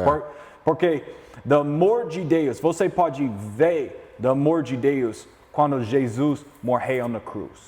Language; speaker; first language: Portuguese; non-native, learner; English